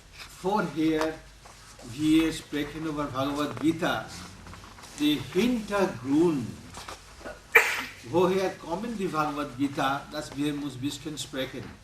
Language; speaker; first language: German; non-native, learner; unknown